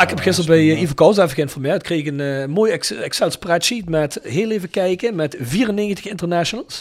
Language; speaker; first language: Dutch; native; Dutch